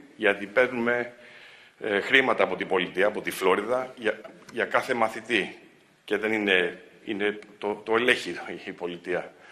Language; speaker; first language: Greek; early bilingual, heritage; Greek